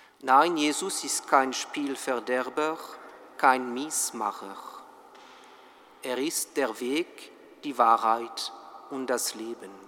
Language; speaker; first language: German; non-native, fluent; French